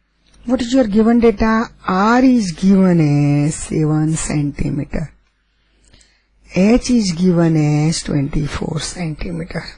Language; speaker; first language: English; non-native, local second language; Gujarati